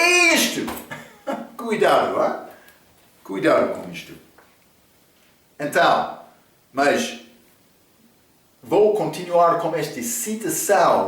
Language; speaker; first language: Portuguese; non-native, fluent; English